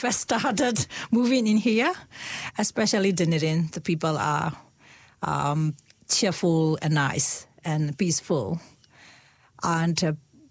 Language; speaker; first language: English; non-native, fluent; Burmese